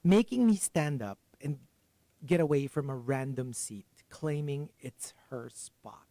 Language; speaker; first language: English; non-native, local second language; Filipino